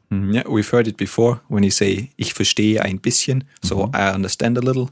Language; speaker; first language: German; native; German